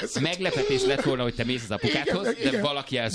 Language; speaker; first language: Hungarian; native; Hungarian